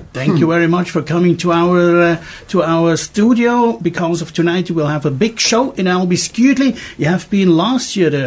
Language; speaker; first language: English; non-native, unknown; German